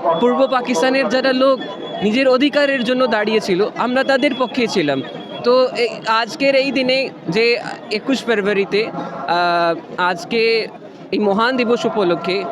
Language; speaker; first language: Bangla; non-native, fluent; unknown